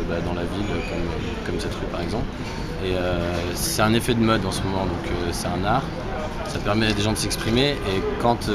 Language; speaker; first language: French; native; French